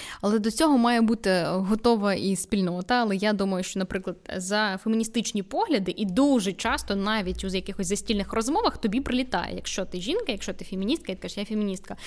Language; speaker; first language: Ukrainian; non-native, local second language; Russian